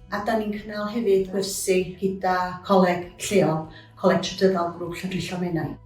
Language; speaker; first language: Welsh; native; Welsh